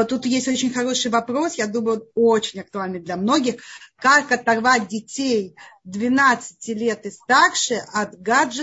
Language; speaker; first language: Russian; native; Russian